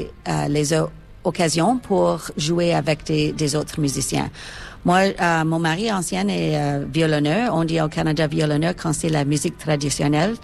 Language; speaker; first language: French; non-native, local second language; English